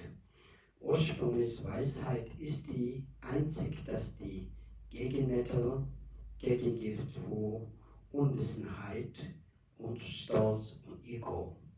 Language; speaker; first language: German; non-native, learner; Tibetan